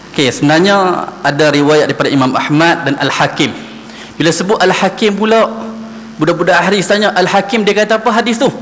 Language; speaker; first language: Malay; native; Malay